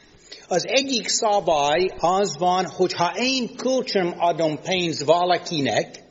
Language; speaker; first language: Hungarian; non-native, fluent; English